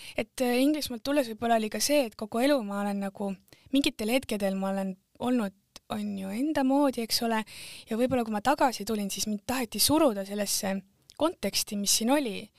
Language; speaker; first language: Estonian; native; Estonian